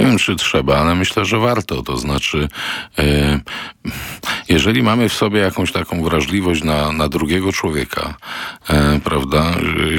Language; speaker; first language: Polish; non-native, local second language; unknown